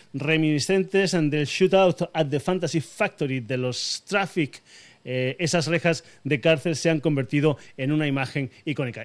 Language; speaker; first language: Spanish; native; Spanish